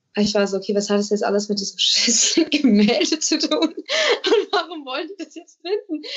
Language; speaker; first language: German; early bilingual, other home language; English